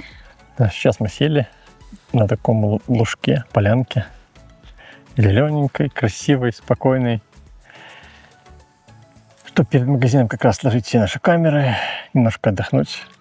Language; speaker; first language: Russian; native; Russian